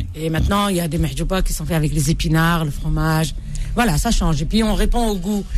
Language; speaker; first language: French; non-native, local second language; Arabic